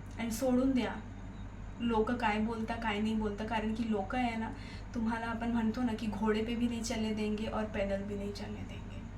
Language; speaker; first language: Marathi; non-native, local second language; Hindi